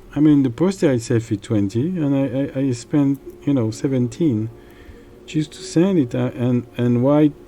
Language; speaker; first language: English; non-native, fluent; French